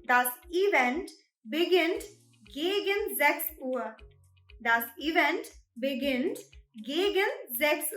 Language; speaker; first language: German; non-native, learner; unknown